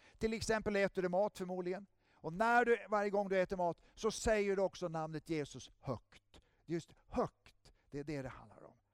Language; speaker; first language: Swedish; native; Swedish